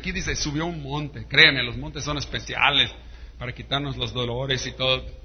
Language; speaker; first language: Spanish; early bilingual, heritage; Spanish